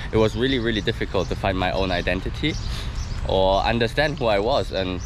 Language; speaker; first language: English; non-native, fluent; German